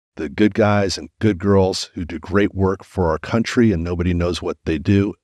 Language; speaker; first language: English; native; English